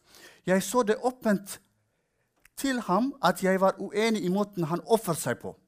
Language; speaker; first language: Norwegian; non-native, fluent; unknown